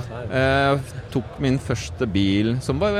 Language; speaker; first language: Norwegian; non-native, fluent; Polish